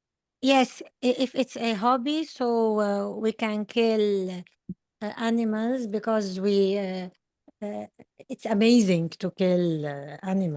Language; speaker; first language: English; non-native, learner; Arabic